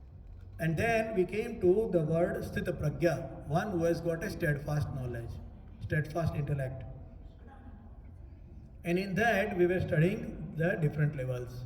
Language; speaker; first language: English; non-native, local second language; Hindi